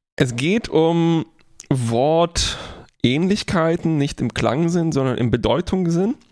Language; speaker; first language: German; non-native, fluent; Polish